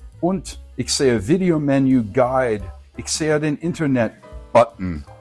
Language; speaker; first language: German; native; German